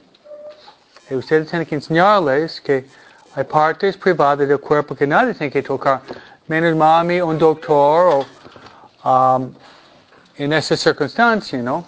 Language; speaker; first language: Spanish; non-native, fluent; English